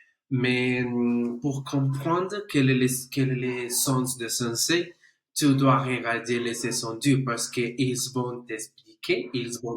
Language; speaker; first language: French; non-native, learner; Spanish